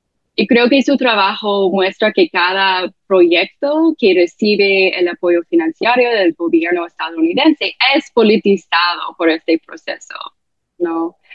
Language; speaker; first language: Spanish; non-native, fluent; English